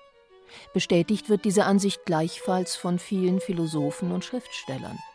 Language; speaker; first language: German; native; German